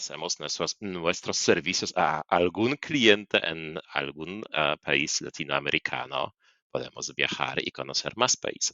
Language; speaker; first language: Spanish; non-native, fluent; Polish